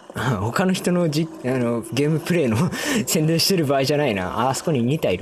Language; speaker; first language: Japanese; native; Japanese